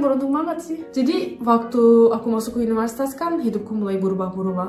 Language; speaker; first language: Indonesian; non-native, fluent; Turkish